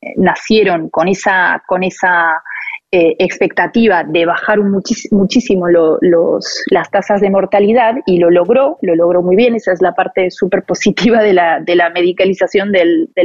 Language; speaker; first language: Spanish; non-native, fluent; French